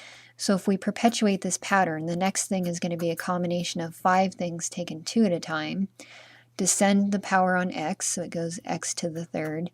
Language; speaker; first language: English; native; English